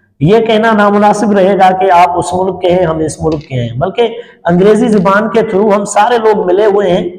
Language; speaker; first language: Urdu; non-native, local second language; Sindhi